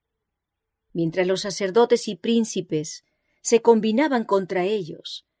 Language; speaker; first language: Spanish; native; Spanish